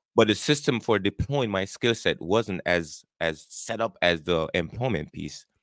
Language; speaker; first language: English; non-native, local second language; Jamaican Creole English